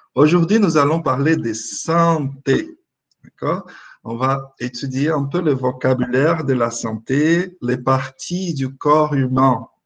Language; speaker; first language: French; non-native, fluent; Portuguese